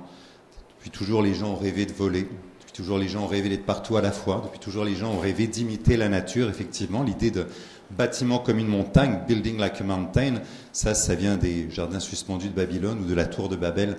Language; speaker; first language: French; native; French